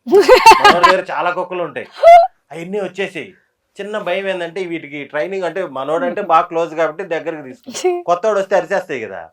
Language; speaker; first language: Telugu; native; Telugu